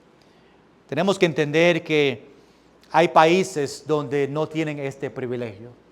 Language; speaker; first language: Spanish; early bilingual, heritage; Spanish